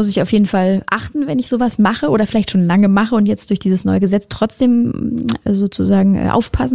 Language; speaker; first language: German; native; German